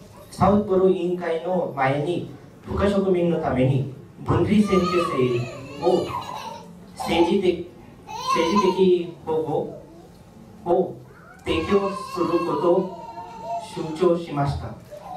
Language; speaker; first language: Japanese; non-native, fluent; Marathi